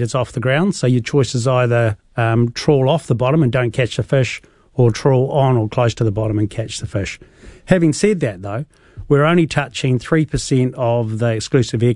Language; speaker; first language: English; native; English